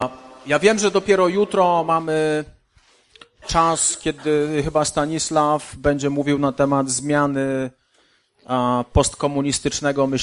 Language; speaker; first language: Polish; native; Polish